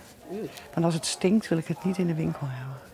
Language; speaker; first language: Dutch; native; Dutch